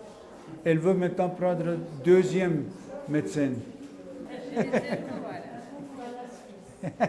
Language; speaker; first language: French; non-native, learner; Armenian